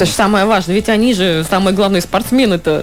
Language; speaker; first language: Russian; native; Russian